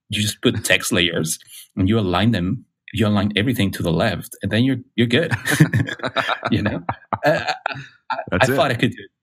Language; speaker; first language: English; non-native, fluent; Spanish